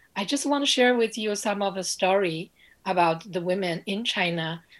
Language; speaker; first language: English; non-native, fluent; Chinese